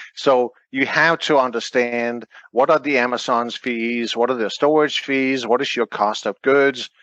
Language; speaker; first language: English; non-native, fluent; Danish